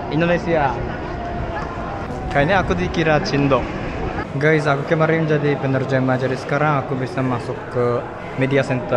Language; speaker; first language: Indonesian; non-native, fluent; Japanese